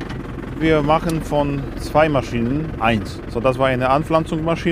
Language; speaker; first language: German; non-native, learner; Polish